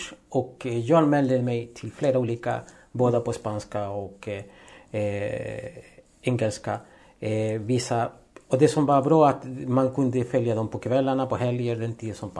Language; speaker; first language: Swedish; non-native, fluent; Spanish